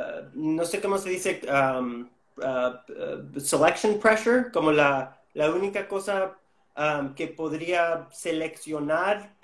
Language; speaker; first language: Spanish; non-native, fluent; English